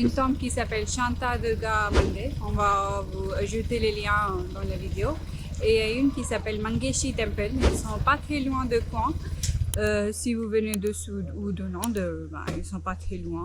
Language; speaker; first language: French; non-native, fluent; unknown